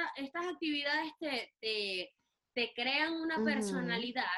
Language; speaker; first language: Spanish; native; Spanish